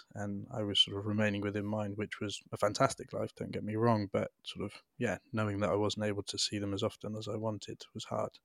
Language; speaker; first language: English; native; English